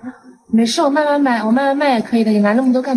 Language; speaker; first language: Chinese; native; Chinese